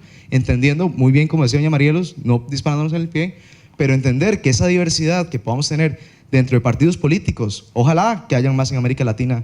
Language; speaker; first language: Spanish; native; Spanish